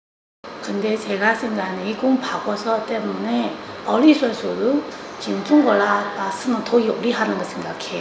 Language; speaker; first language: Korean; non-native, learner; Chinese